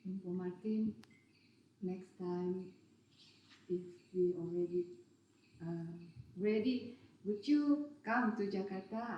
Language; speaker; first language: English; non-native, learner; Indonesian